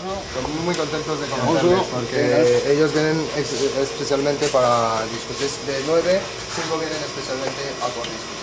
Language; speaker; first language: Spanish; non-native, fluent; French